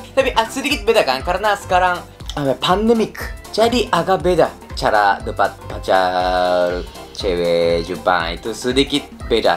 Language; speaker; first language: Indonesian; non-native, learner; Japanese